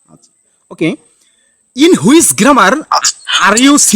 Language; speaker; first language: English; non-native, learner; Bangla